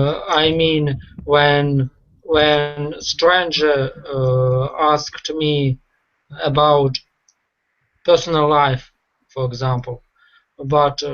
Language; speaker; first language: English; non-native, learner; Russian